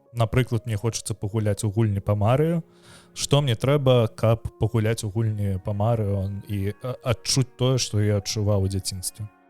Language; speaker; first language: Belarusian; non-native, local second language; Russian